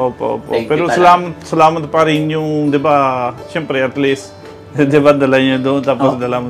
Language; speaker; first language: Filipino; non-native, learner; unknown